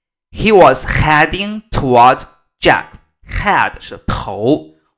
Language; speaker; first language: English; non-native, fluent; Chinese